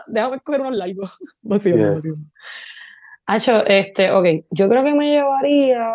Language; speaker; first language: Spanish; native; Spanish